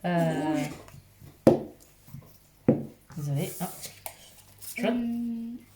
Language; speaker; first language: French; native; French